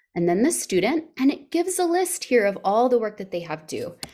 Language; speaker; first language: English; native; English